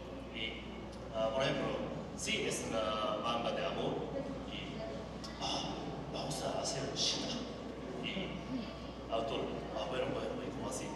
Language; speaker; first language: Spanish; non-native, learner; Japanese